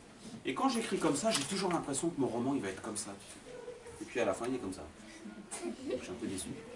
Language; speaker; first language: French; native; French